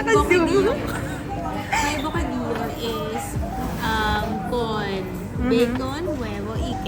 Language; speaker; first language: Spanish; non-native, learner; Filipino